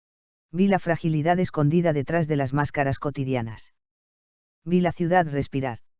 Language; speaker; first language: Spanish; native; Spanish